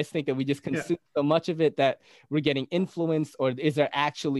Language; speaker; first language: English; early bilingual, other home language; Bikol